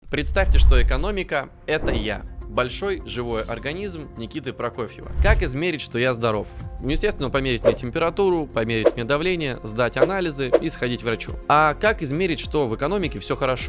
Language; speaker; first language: Russian; native; Russian